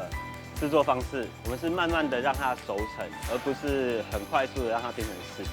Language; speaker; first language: Chinese; native; Chinese